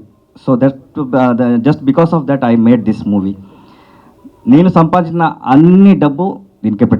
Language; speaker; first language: Telugu; non-native, learner; Kannada